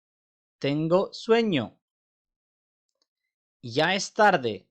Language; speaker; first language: Spanish; non-native, fluent; Urdu